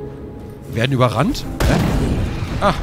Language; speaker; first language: German; native; German